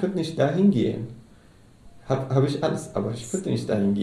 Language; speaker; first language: German; non-native, learner; Arabic